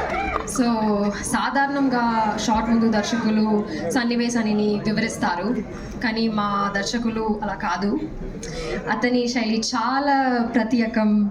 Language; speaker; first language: Telugu; non-native, learner; Malayalam